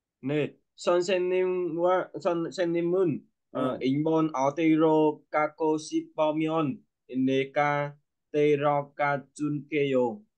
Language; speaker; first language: Korean; non-native, learner; Vietnamese